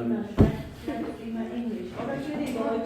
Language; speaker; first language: German; non-native, learner; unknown